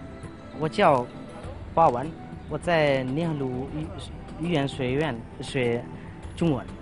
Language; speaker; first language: Chinese; non-native, learner; Hindi